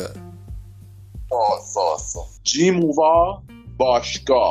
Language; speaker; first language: Japanese; non-native, learner; Persian